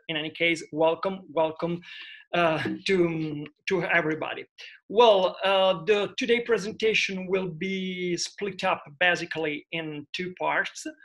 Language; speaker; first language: English; non-native, fluent; Italian